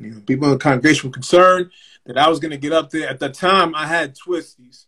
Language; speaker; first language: English; early bilingual, other home language; Spanish